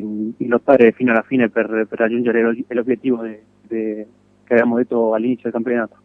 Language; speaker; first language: Italian; non-native, fluent; Spanish